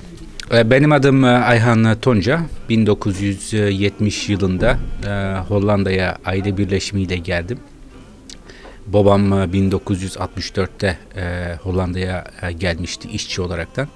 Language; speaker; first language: Turkish; early bilingual, other home language; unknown